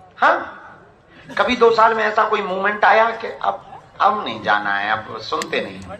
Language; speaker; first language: Hindi; native; Hindi